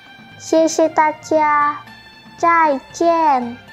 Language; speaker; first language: Chinese; non-native, learner; Indonesian